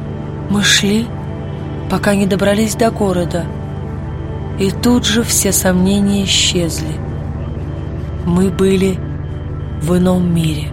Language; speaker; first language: Russian; native; Russian